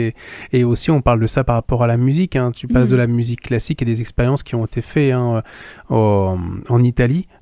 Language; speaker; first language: French; native; French